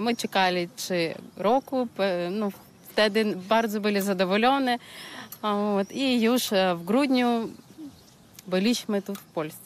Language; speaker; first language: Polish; non-native, learner; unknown